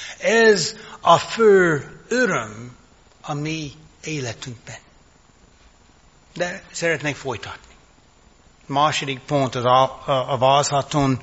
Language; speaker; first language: Hungarian; non-native, fluent; English